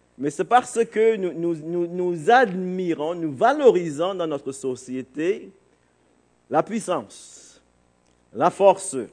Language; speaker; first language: French; non-native, fluent; English